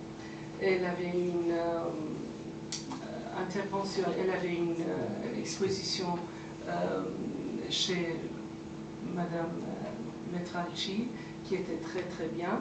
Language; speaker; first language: French; non-native, fluent; Persian